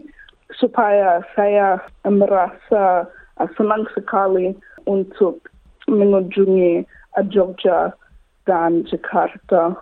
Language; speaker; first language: Indonesian; non-native, learner; English